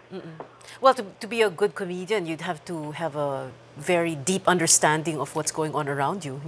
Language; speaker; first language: English; non-native, local second language; Filipino